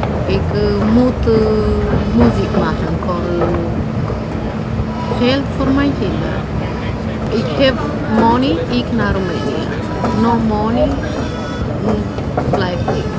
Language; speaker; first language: Dutch; non-native, learner; Romanian